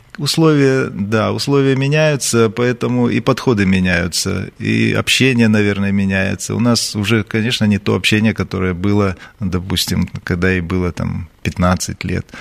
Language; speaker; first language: Russian; native; Russian